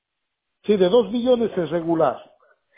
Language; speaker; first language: Spanish; native; Spanish